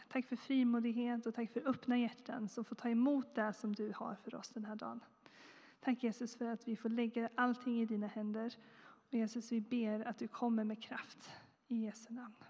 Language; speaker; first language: Swedish; native; Swedish